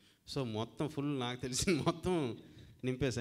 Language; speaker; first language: Telugu; native; Telugu